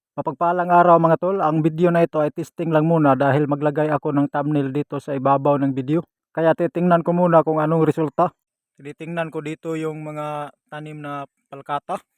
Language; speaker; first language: Filipino; non-native, local second language; Cebuano